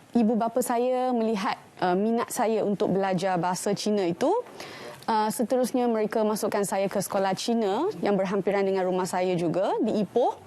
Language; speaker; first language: Malay; non-native, local second language; Tamil